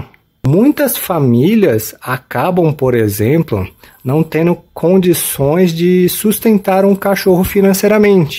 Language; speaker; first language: Portuguese; native; Portuguese